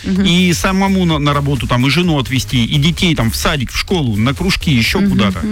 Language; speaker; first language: Russian; native; Russian